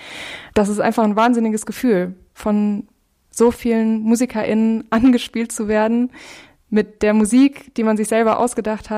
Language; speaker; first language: German; native; German